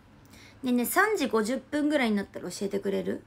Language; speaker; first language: Japanese; native; Japanese